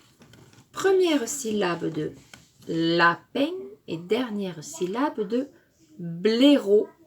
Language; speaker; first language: French; native; French